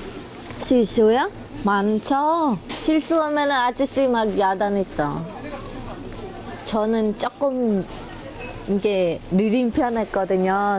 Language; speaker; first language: Korean; non-native, fluent; Khmer